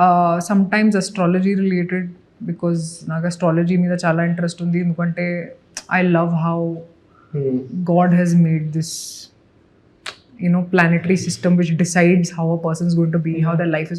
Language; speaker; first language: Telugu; non-native, fluent; Hindi